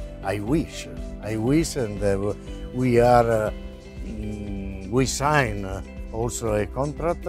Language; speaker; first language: English; non-native, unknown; Italian